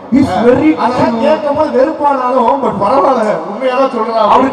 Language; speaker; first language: Tamil; native; Tamil